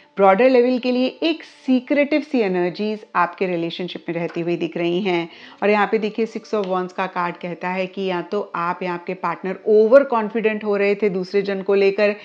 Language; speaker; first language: Hindi; native; Hindi